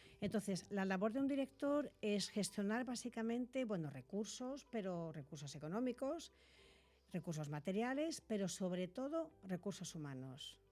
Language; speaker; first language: Spanish; native; Spanish